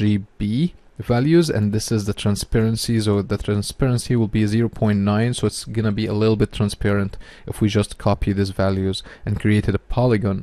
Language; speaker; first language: English; non-native, fluent; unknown